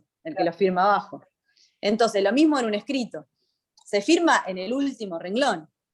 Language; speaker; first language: Spanish; native; Spanish